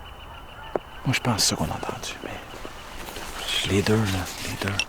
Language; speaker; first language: French; native; French